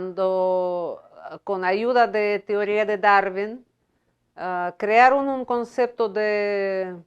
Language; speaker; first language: Spanish; non-native, fluent; Russian